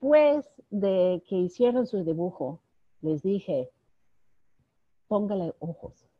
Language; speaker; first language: Spanish; non-native, fluent; English